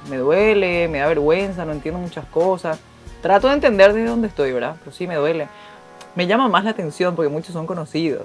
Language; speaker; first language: Spanish; early bilingual, other home language; Korean